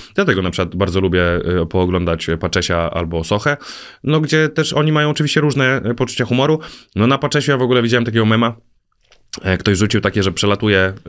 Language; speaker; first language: Polish; native; Polish